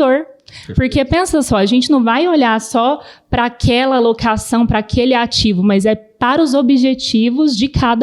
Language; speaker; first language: Portuguese; native; Portuguese